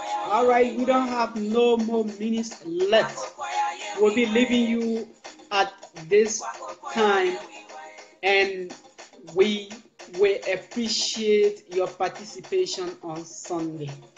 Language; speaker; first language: English; non-native, local second language; Mandingo